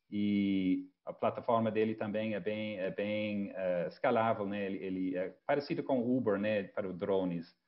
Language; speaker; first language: Portuguese; non-native, fluent; English